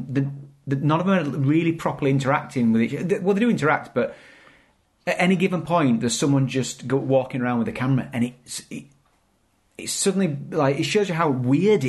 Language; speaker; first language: English; native; English